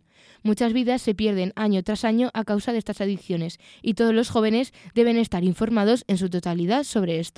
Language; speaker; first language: Spanish; native; Spanish